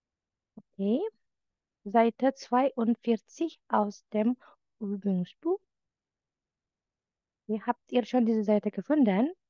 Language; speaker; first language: German; non-native, fluent; Indonesian